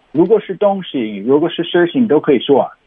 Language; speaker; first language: Chinese; non-native, learner; English